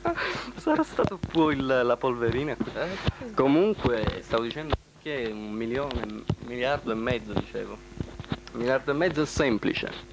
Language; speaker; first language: Italian; native; Italian